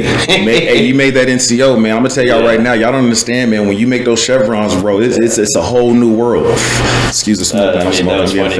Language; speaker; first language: English; native; English